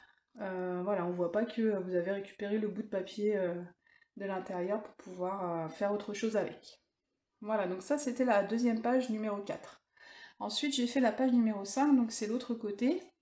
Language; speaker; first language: French; native; French